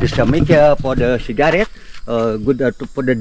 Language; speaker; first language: English; non-native, learner; Indonesian